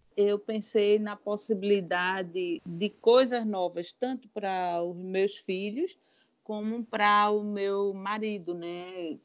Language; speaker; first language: Portuguese; native; Portuguese